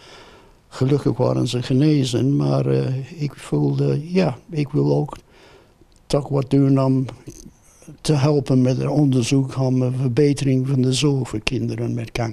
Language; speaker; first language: Dutch; non-native, fluent; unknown